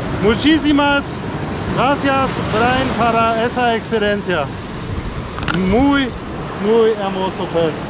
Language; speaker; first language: Spanish; non-native, learner; German